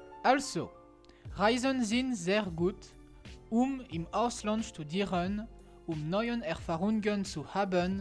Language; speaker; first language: German; non-native, learner; French